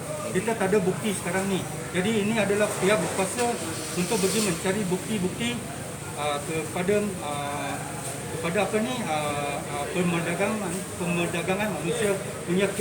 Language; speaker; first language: Malay; native; Malay